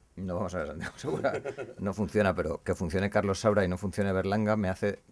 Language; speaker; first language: Spanish; native; Spanish